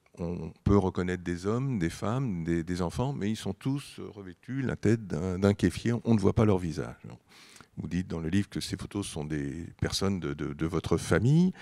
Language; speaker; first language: French; native; French